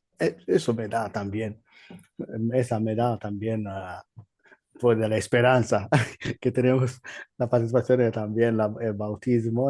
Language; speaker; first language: Spanish; non-native, learner; Igbo